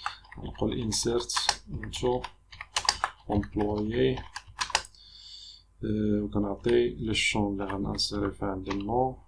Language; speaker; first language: Arabic; native; Arabic